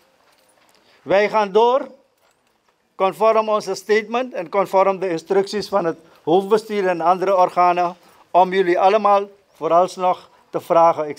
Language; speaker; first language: Dutch; native; Dutch